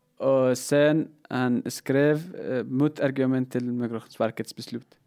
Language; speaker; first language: Swedish; non-native, learner; Persian